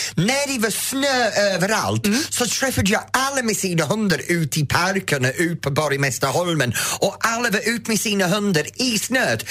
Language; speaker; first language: Swedish; non-native, fluent; English